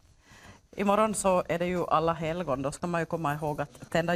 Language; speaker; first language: Swedish; native; Swedish